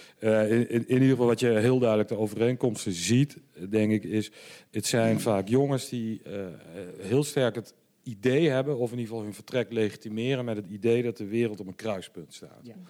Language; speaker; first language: Dutch; native; Dutch